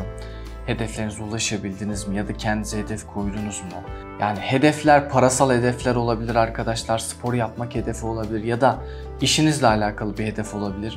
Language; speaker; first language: Turkish; native; Turkish